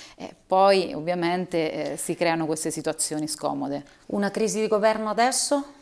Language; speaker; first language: Italian; native; Italian